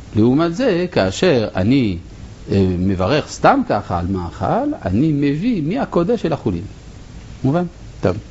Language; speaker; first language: Hebrew; non-native, fluent; French